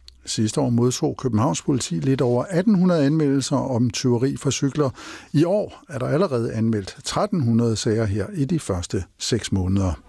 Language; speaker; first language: Danish; native; Danish